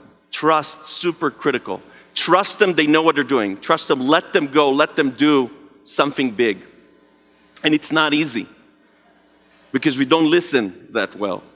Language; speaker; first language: English; non-native, fluent; Hebrew